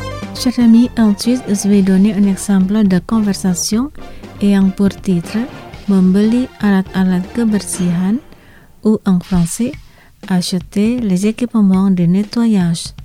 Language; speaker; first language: French; non-native, fluent; Indonesian